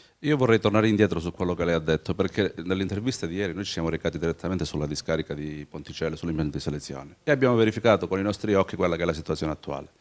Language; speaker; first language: Italian; native; Italian